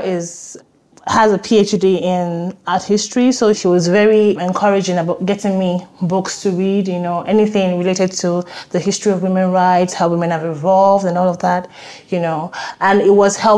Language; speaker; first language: English; non-native, local second language; Yoruba